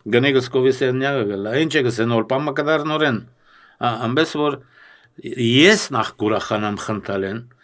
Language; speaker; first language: Armenian; early bilingual, heritage; Armenian